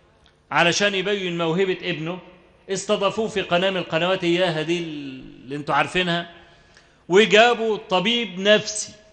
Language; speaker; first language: Arabic; native; Arabic